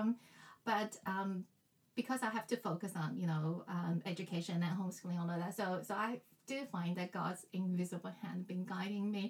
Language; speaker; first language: English; non-native, fluent; Chinese